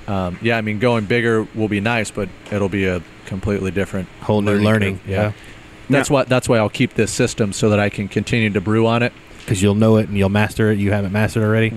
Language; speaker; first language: English; native; English